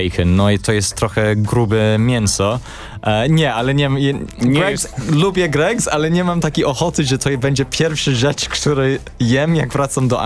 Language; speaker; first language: Polish; non-native, learner; English